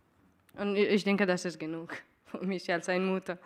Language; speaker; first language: German; non-native, learner; Persian